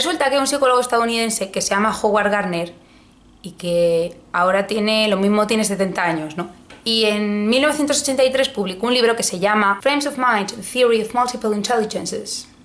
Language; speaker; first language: Spanish; native; Spanish